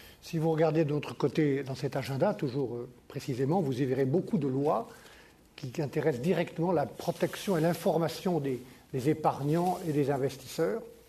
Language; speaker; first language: French; native; French